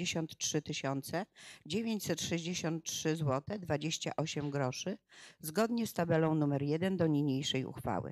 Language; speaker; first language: Polish; native; Polish